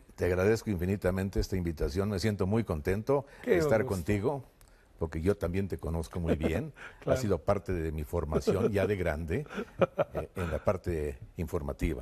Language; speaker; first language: Spanish; native; Spanish